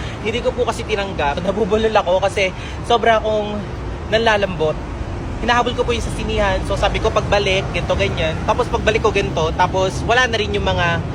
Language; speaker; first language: Filipino; native; Filipino